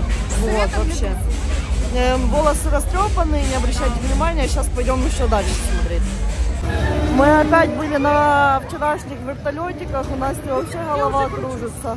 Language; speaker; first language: Russian; non-native, local second language; Ukrainian